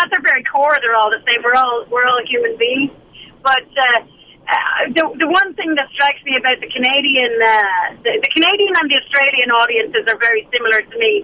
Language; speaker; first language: English; native; English